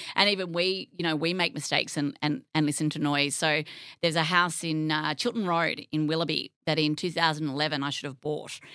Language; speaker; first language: English; native; English